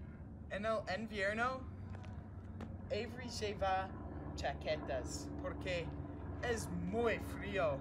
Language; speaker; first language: Spanish; non-native, learner; English